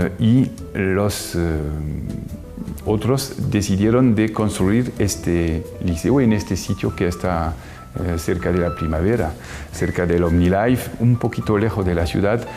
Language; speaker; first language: Spanish; non-native, fluent; French